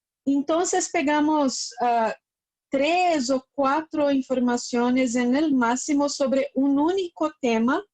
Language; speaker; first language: Spanish; non-native, learner; Portuguese